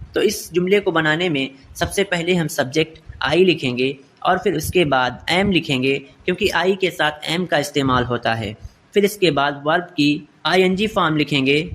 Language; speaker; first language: Urdu; native; Urdu